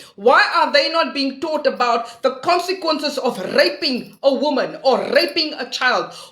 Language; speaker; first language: English; non-native, local second language; Afrikaans